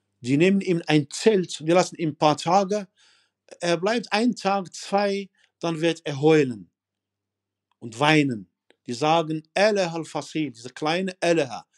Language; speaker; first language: German; non-native, fluent; Arabic